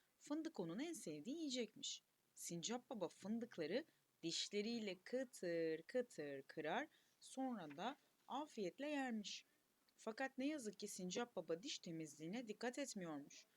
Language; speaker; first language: Turkish; native; Turkish